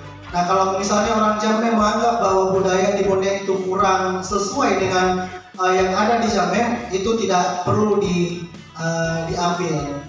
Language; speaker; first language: Indonesian; native; Indonesian